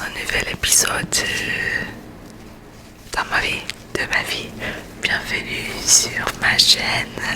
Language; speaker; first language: French; non-native, learner; Spanish